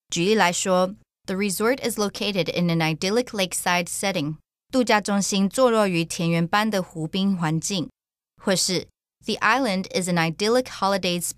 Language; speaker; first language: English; non-native, fluent; Chinese